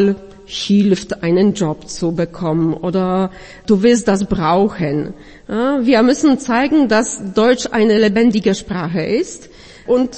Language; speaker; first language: German; non-native, fluent; Polish